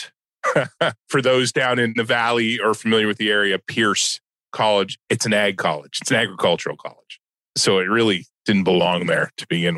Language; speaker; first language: English; native; English